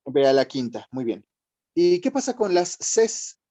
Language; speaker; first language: Spanish; native; Spanish